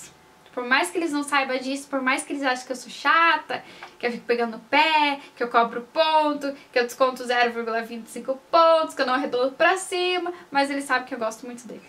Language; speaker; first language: Portuguese; native; Portuguese